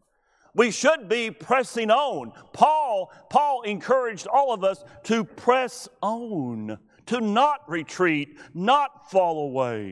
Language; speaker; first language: English; native; English